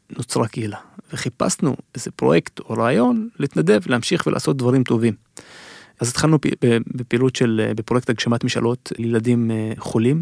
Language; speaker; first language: Hebrew; non-native, local second language; Arabic